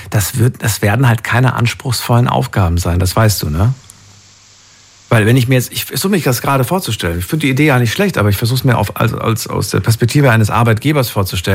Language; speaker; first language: German; native; German